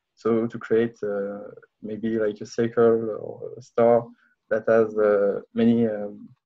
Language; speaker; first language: English; non-native, learner; French